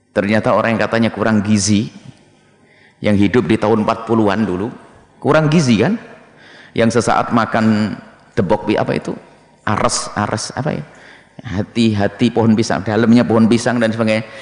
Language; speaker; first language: Indonesian; non-native, local second language; Javanese